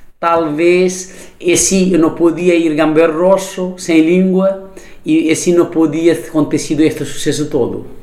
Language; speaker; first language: Portuguese; non-native, fluent; Nepali